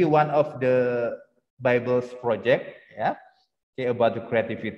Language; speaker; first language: English; non-native, fluent; Indonesian